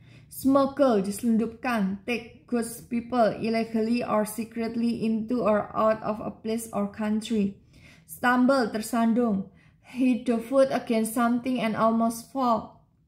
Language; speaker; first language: English; non-native, learner; Indonesian